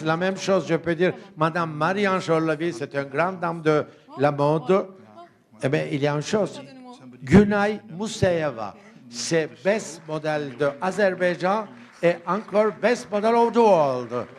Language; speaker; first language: French; non-native, fluent; Turkish